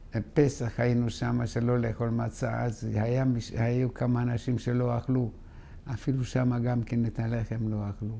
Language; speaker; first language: Hebrew; non-native, fluent; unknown